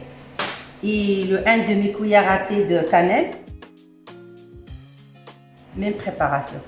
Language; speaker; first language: French; non-native, learner; Arabic